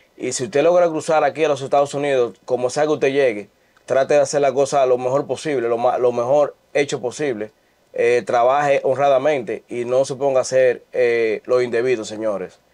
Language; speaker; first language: Spanish; native; Spanish